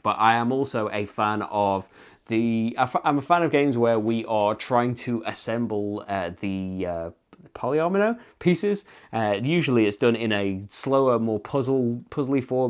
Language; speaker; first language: English; native; English